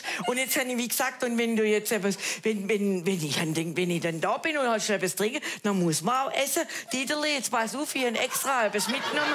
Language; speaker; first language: German; native; German